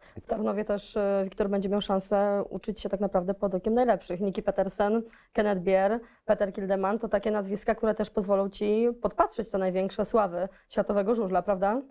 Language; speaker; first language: Polish; native; Polish